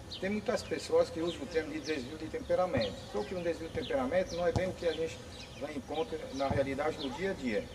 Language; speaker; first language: Portuguese; non-native, fluent; French